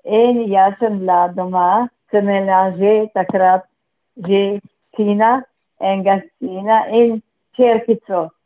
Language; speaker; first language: Slovenian; native; Slovenian